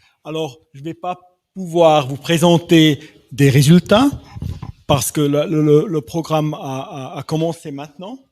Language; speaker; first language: French; non-native, fluent; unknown